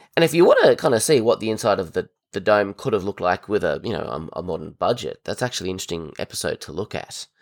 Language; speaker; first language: English; native; English